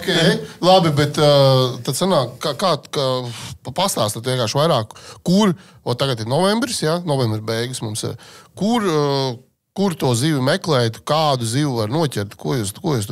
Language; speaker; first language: Latvian; native; Latvian